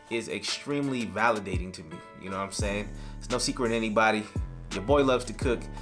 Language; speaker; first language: English; native; English